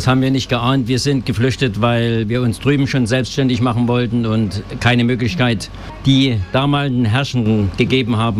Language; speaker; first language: German; native; German